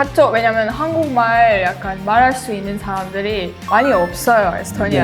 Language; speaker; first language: Korean; non-native, learner; Estonian